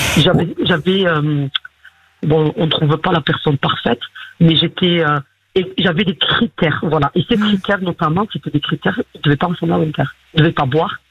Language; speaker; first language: French; early bilingual, other home language; Arabic